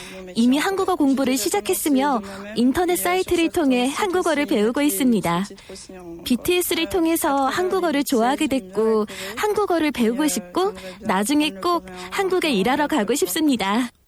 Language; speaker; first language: Korean; non-native, fluent; French